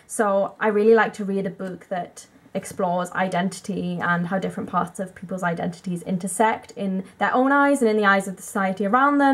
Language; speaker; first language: English; native; English